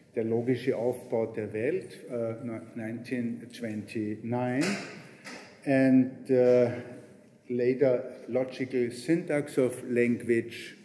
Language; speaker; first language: English; non-native, fluent; German